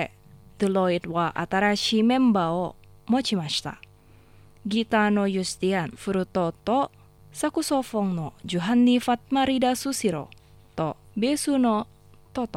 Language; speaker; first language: Japanese; non-native, learner; Indonesian